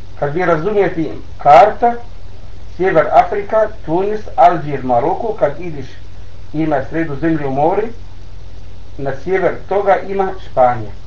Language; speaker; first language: Bosnian; non-native, learner; Arabic